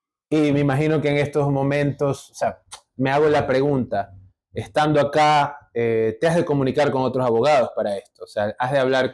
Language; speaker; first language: Spanish; native; Spanish